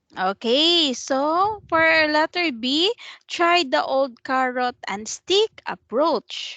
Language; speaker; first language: English; non-native, fluent; Vietnamese